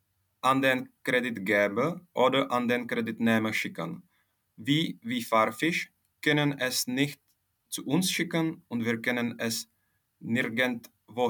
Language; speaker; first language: German; non-native, fluent; Czech